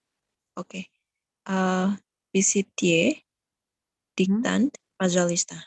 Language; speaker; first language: Russian; non-native, learner; Indonesian